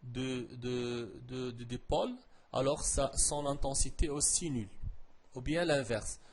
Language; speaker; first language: French; non-native, local second language; Arabic